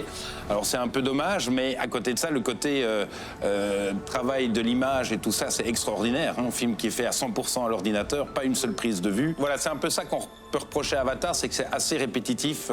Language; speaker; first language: French; native; French